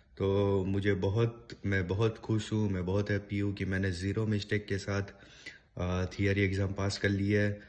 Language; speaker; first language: Hindi; native; Hindi